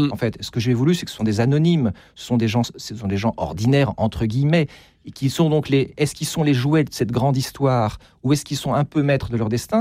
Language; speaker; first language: French; native; French